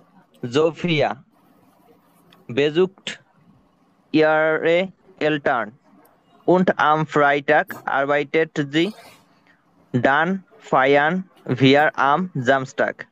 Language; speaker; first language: German; non-native, learner; Bangla